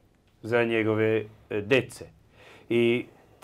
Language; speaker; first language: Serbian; early bilingual, heritage; English